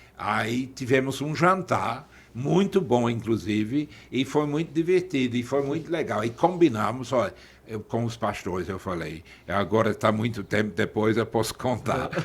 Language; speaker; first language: Portuguese; non-native, fluent; English